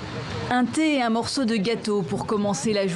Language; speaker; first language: French; native; French